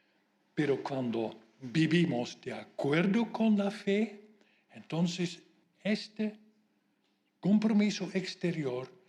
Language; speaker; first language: Spanish; non-native, fluent; Dutch